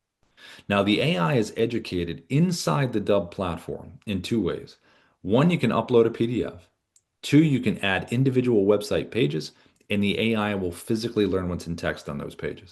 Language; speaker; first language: English; native; English